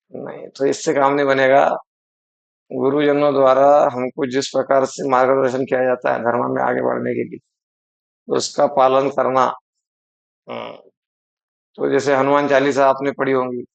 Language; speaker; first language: Hindi; non-native, local second language; Marathi